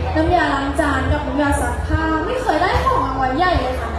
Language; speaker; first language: Thai; native; Thai